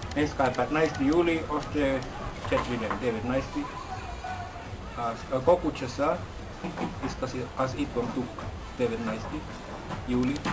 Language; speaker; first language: Bulgarian; non-native, learner; Finnish